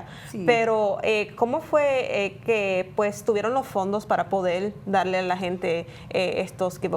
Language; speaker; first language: Spanish; native; Spanish